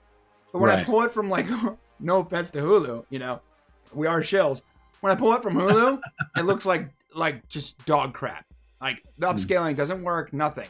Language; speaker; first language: English; native; English